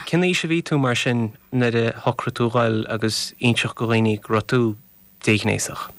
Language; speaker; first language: Irish; native; Irish